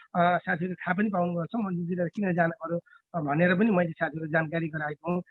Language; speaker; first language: Nepali; native; Nepali